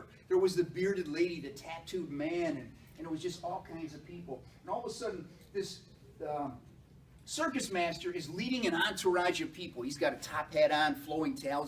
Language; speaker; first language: English; native; English